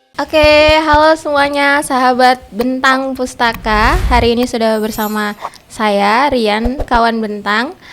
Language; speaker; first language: Indonesian; native; Indonesian